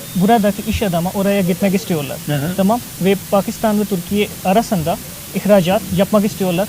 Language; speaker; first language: Turkish; non-native, learner; Urdu